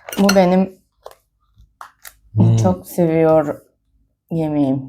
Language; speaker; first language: Turkish; non-native, learner; Russian